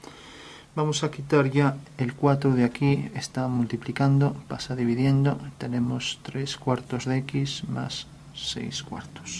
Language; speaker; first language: Spanish; native; Spanish